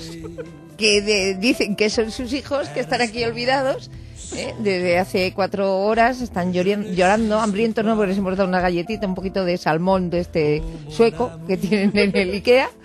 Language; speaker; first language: Spanish; native; Spanish